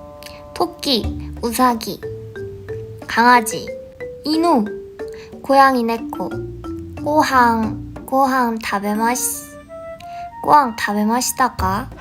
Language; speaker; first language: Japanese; non-native, learner; Korean